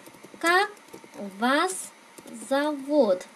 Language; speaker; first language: Russian; non-native, fluent; Vietnamese